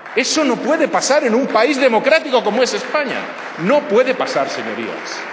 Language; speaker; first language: Spanish; non-native, local second language; Catalan